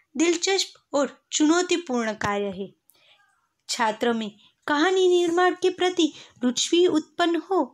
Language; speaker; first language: Hindi; non-native, local second language; Gujarati